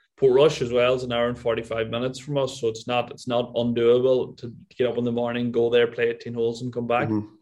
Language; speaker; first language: English; native; English